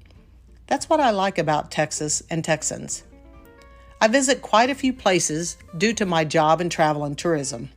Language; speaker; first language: English; native; English